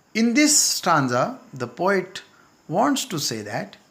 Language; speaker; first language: English; non-native, local second language; Marathi